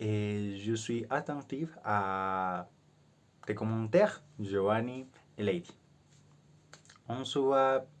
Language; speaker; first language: French; non-native, learner; Spanish